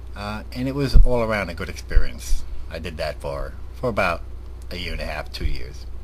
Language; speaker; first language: English; early bilingual, other home language; Spanish